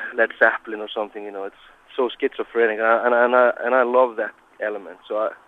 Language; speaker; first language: English; non-native, fluent; Icelandic